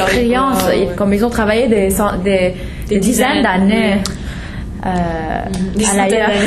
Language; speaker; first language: French; non-native, fluent; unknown